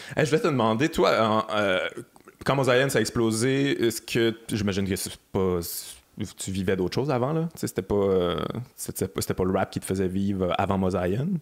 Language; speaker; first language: French; native; French